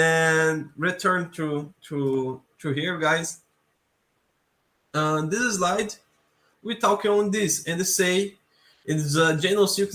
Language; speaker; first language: English; non-native, learner; Portuguese